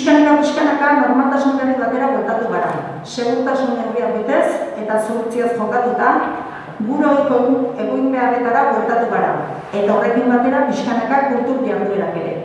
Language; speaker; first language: Basque; native; Basque